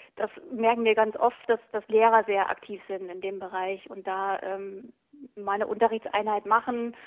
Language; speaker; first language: German; native; German